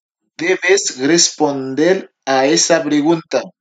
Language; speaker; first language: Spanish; non-native, learner; Haitian Creole